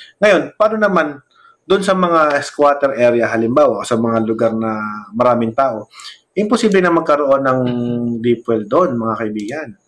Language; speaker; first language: Filipino; non-native, local second language; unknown